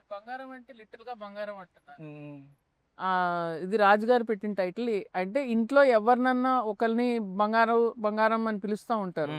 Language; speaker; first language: Telugu; native; Telugu